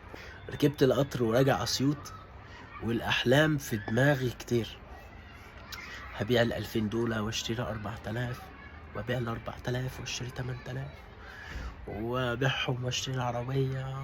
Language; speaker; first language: Arabic; native; Arabic